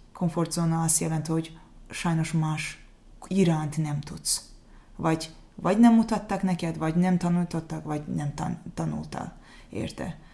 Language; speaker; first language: Hungarian; non-native, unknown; Azerbaijani